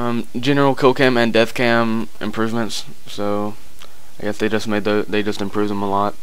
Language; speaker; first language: English; native; English